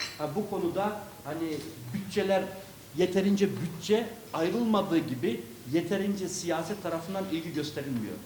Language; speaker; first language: Turkish; early bilingual, other home language; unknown